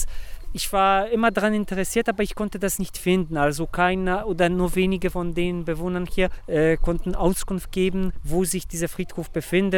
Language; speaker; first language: German; non-native, local second language; Polish